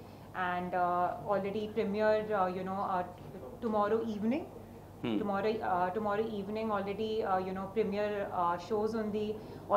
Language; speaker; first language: Telugu; non-native, learner; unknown